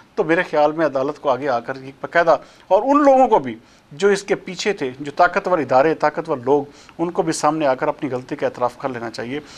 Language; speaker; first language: Urdu; native; Urdu